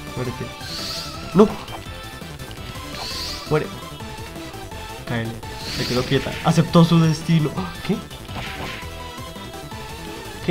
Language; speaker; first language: Spanish; native; Spanish